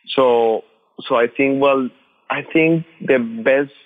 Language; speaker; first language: English; non-native, fluent; Spanish